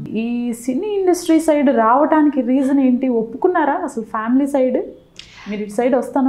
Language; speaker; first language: Telugu; native; Telugu